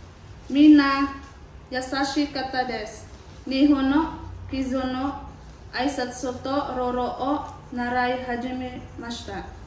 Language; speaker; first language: Japanese; non-native, learner; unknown